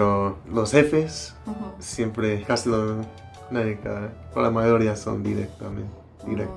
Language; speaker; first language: Spanish; non-native, learner; English